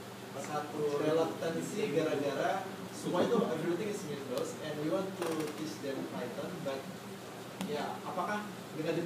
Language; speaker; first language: Indonesian; native; Indonesian